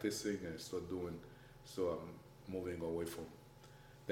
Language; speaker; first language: English; non-native, fluent; Haitian Creole